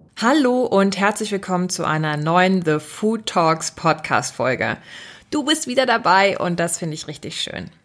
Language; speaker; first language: German; native; German